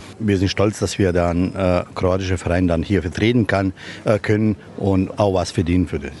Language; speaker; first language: German; non-native, fluent; Croatian